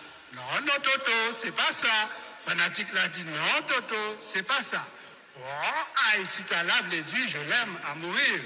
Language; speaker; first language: French; non-native, local second language; Haitian Creole